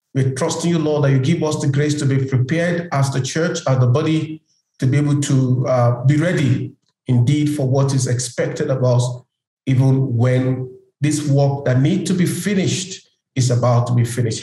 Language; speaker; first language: English; non-native, local second language; Yoruba